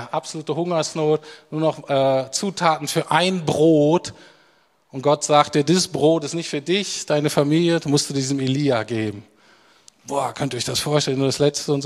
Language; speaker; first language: German; native; German